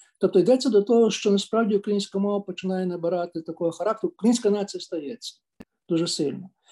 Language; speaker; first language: Ukrainian; native; Ukrainian